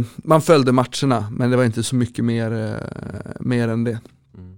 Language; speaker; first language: Swedish; native; Swedish